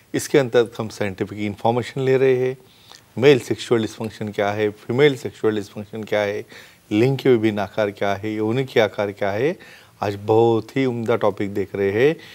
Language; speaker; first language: Hindi; non-native, local second language; Marathi